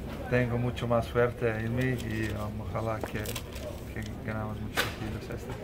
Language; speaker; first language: Spanish; non-native, learner; Slovenian